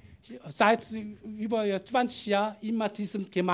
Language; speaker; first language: German; non-native, learner; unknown